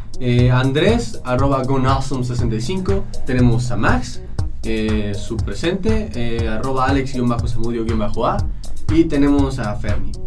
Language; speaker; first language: Spanish; native; Spanish